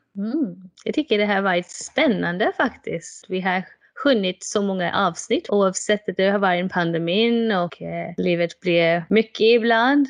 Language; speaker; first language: Swedish; non-native, fluent; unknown